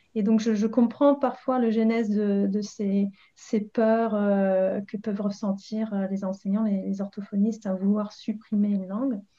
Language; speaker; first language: French; non-native, fluent; English